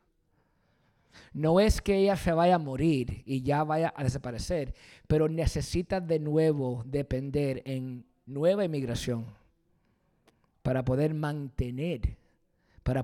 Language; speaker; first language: Spanish; early bilingual, heritage; Spanish